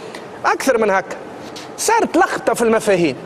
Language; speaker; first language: Arabic; native; Arabic